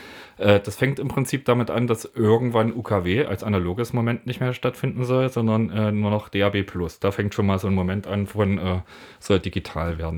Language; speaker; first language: German; native; German